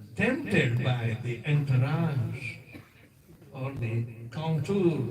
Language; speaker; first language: English; non-native, local second language; Hindi